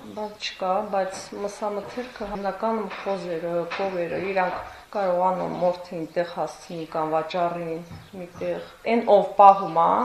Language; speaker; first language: Armenian; native; Armenian